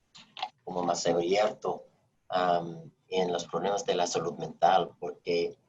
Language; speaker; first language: Spanish; non-native, fluent; English